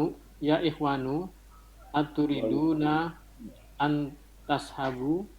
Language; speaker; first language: Arabic; non-native, learner; Indonesian